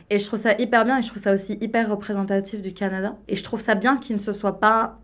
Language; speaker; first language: French; native; French